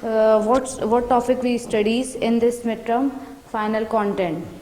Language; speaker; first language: English; non-native, local second language; Urdu